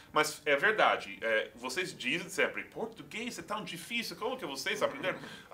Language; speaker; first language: Portuguese; non-native, fluent; English